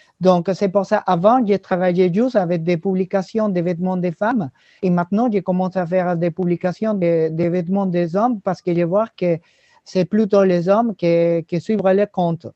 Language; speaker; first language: French; non-native, learner; Spanish